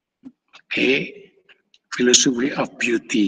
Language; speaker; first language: English; non-native, fluent; Indonesian